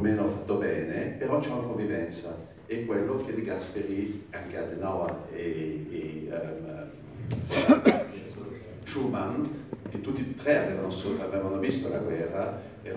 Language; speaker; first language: Italian; non-native, fluent; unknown